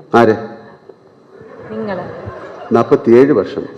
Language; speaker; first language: Tamil; non-native, learner; Malayalam